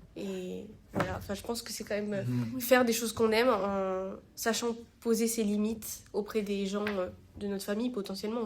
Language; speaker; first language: French; native; French